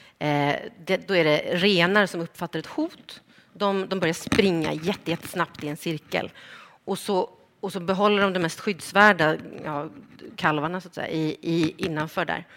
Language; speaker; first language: Swedish; native; Swedish